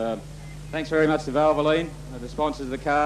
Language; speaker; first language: English; native; English